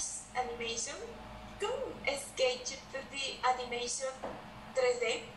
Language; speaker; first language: French; non-native, learner; Spanish